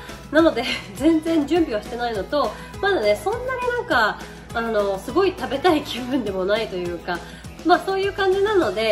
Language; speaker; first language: Japanese; native; Japanese